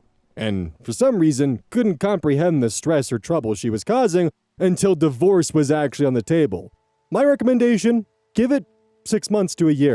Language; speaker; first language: English; native; English